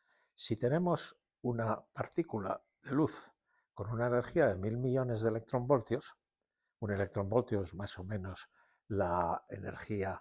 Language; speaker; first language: Spanish; native; Spanish